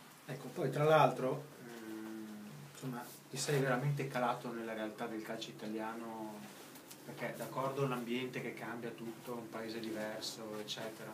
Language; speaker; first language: Italian; native; Italian